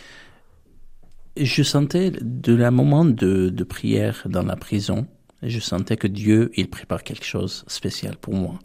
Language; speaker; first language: French; non-native, fluent; Armenian